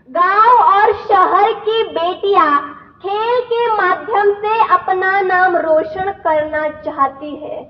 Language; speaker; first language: Hindi; non-native, local second language; Marathi